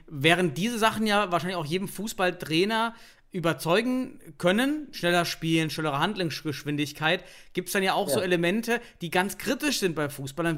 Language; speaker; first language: German; native; German